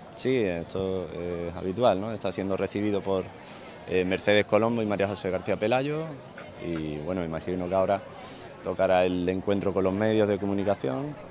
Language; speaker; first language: Spanish; non-native, fluent; English